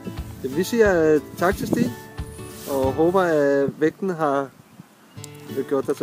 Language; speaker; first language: Danish; native; Danish